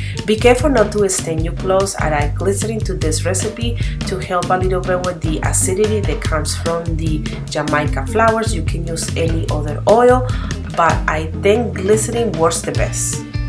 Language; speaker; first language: English; non-native, fluent; Spanish